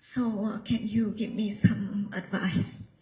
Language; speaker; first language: English; non-native, learner; Vietnamese